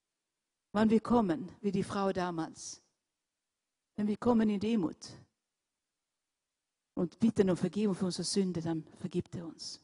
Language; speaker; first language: German; non-native, fluent; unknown